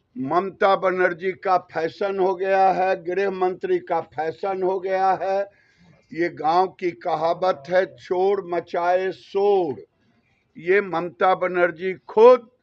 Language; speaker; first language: Hindi; native; Hindi